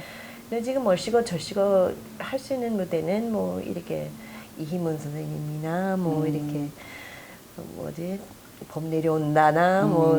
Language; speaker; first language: Korean; non-native, fluent; English